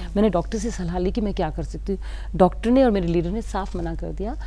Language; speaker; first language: Hindi; native; Hindi